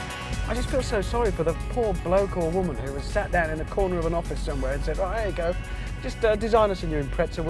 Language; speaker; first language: English; native; English